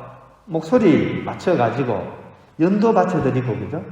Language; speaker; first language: Korean; native; Korean